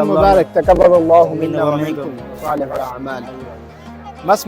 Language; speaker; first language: Arabic; non-native, learner; Urdu